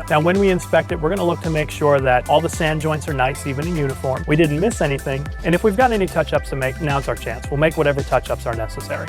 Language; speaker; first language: English; native; English